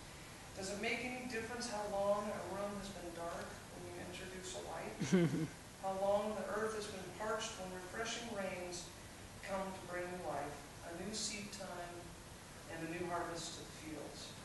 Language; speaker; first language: English; native; English